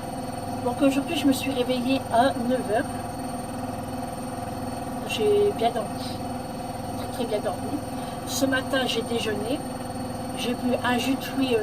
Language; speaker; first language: French; native; French